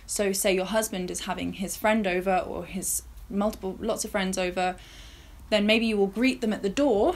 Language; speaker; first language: English; native; English